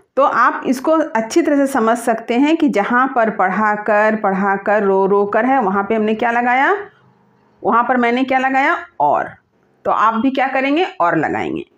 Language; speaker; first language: Hindi; native; Hindi